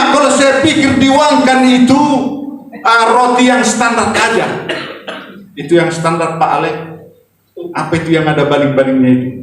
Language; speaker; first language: Indonesian; non-native, local second language; Batak Toba